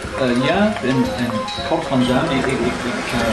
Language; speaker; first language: Dutch; early bilingual, heritage; English